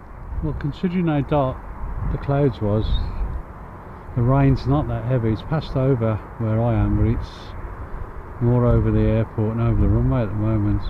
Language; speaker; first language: English; native; English